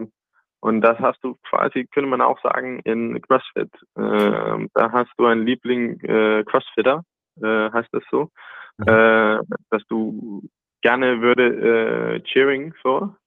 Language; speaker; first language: German; non-native, learner; Danish